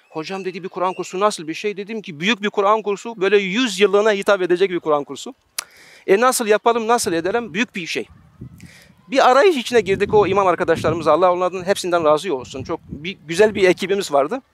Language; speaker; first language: Turkish; native; Turkish